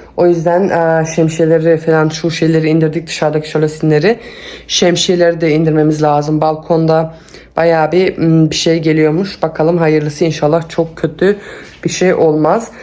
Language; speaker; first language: Turkish; early bilingual, heritage; Turkish